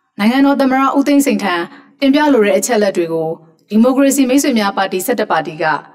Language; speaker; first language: Burmese; native; Burmese